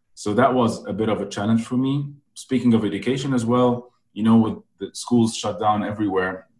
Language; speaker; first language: English; non-native, fluent; Arabic